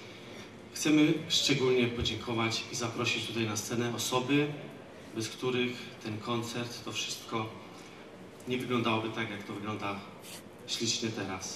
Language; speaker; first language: Polish; native; Polish